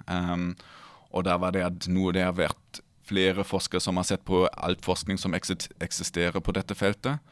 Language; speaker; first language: Norwegian; non-native, fluent; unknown